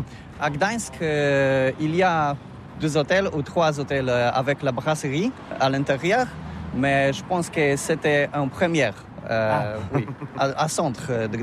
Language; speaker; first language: French; non-native, learner; Polish